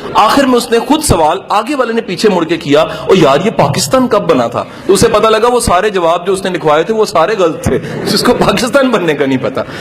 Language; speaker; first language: Urdu; non-native, local second language; Punjabi